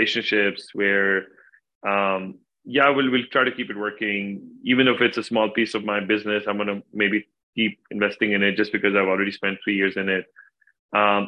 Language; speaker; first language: English; non-native, local second language; Urdu